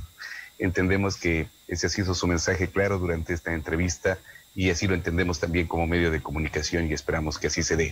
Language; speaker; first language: Spanish; native; Spanish